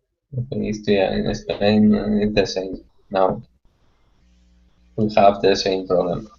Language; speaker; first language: English; non-native, learner; Spanish